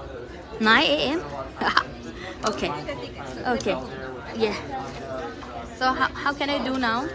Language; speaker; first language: English; non-native, learner; Thai